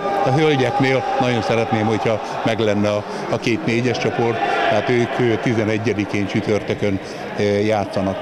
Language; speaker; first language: Hungarian; native; Hungarian